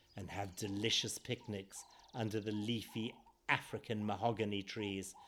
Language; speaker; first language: English; native; English